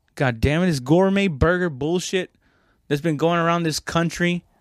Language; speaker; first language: English; non-native, fluent; Spanish